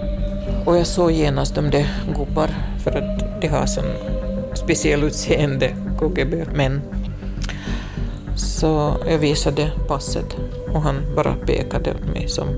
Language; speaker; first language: Swedish; non-native, fluent; Russian